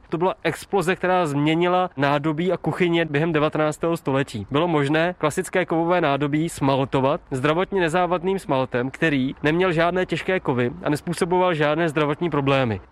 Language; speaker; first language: Czech; native; Czech